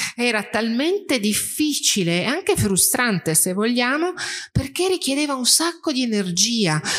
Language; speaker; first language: Italian; non-native, fluent; Persian